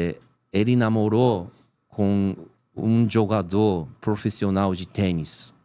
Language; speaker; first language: Portuguese; non-native, learner; Japanese